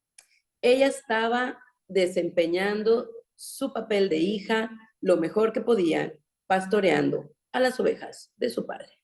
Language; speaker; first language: Spanish; native; Spanish